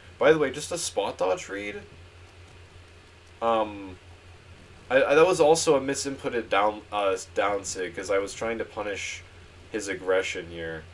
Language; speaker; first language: English; native; English